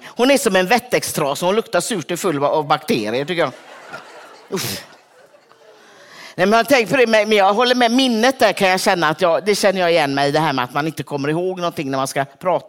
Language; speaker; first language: Swedish; native; Swedish